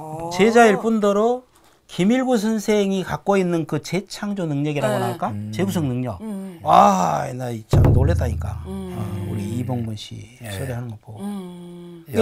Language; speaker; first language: Korean; native; Korean